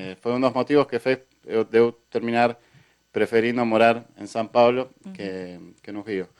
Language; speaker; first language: Portuguese; non-native, fluent; Spanish